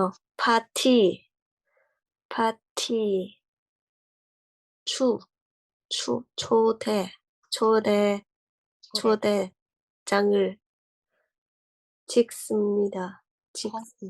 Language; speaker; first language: Korean; non-native, learner; Thai